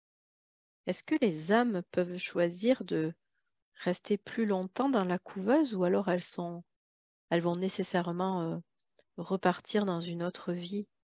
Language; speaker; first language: French; native; French